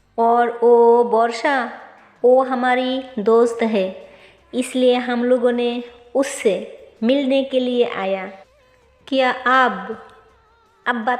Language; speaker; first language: Hindi; non-native, local second language; Bangla